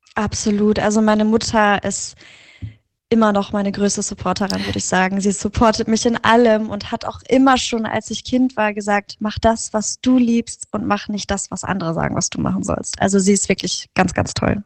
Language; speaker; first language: German; native; German